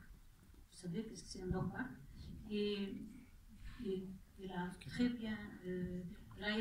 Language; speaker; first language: French; non-native, fluent; Portuguese